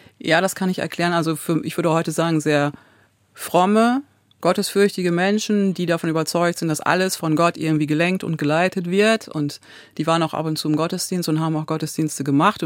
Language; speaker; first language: German; native; German